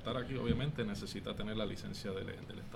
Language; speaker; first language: Spanish; native; Spanish